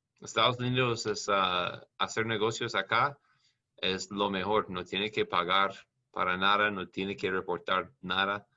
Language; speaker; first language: Spanish; non-native, learner; English